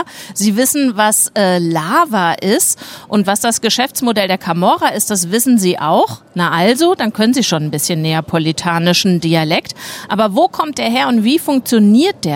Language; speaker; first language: German; native; German